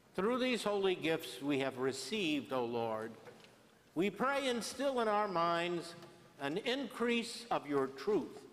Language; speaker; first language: English; native; English